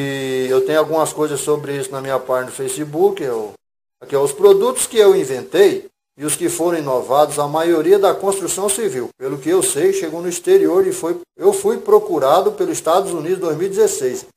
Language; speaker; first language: Portuguese; native; Portuguese